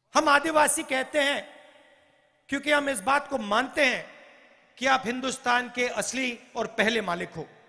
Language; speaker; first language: Hindi; native; Hindi